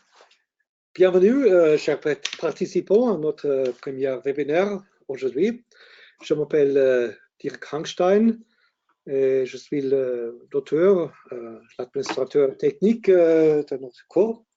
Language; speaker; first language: French; non-native, learner; German